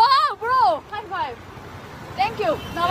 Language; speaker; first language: English; non-native, learner; Korean